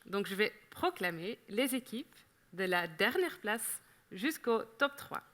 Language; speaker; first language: French; non-native, local second language; Dutch